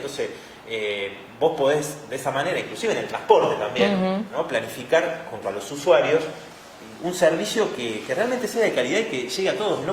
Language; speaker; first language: Spanish; native; Spanish